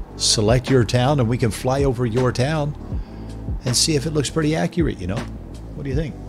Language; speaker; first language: English; native; English